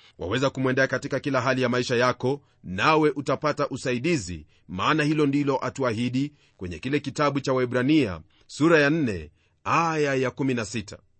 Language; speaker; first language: Swahili; non-native, local second language; Luyia